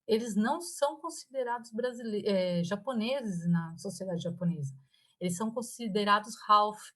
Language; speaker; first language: Portuguese; early bilingual, other home language; Spanish